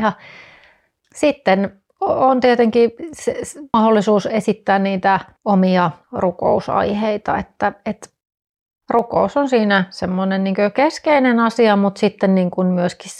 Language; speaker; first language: Finnish; native; Finnish